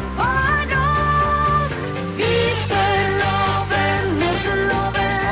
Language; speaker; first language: Norwegian; native; Norwegian